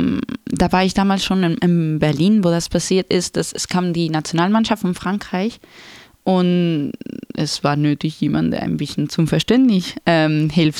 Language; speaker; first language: German; non-native, fluent; Spanish